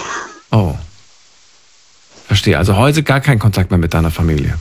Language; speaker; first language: German; native; German